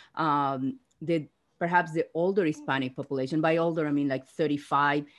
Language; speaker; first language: English; non-native, fluent; Spanish